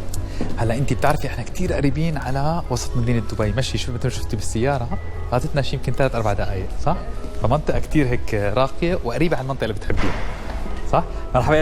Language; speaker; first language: Arabic; native; Arabic